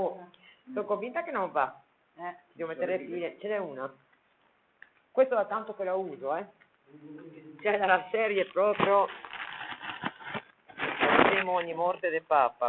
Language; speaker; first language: Italian; native; Italian